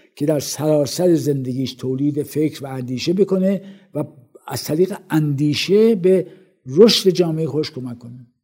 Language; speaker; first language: Persian; native; Persian